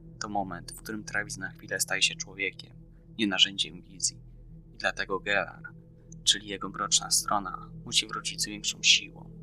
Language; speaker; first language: Polish; native; Polish